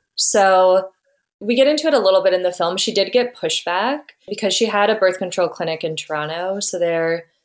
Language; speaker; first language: English; native; English